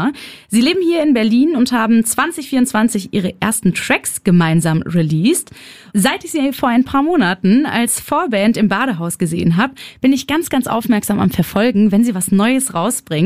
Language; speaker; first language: German; native; German